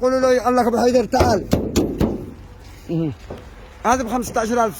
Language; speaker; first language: Arabic; native; Arabic